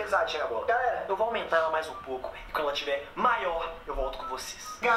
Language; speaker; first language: Portuguese; native; Portuguese